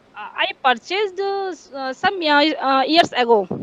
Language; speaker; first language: English; non-native, learner; Hindi